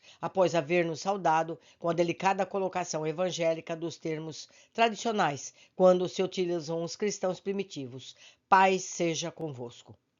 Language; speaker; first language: Portuguese; native; Portuguese